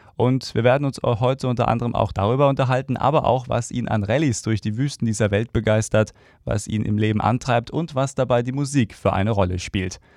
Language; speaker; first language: German; native; German